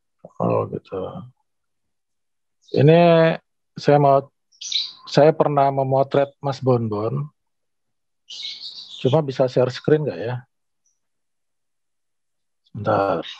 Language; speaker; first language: Indonesian; native; Indonesian